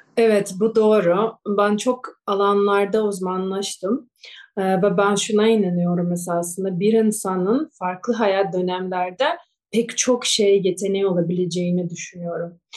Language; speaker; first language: Turkish; non-native, fluent; Russian